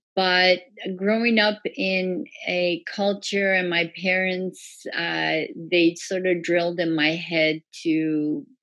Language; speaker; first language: English; early bilingual, other home language; Persian